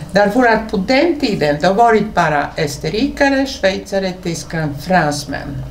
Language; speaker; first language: Swedish; non-native, fluent; Polish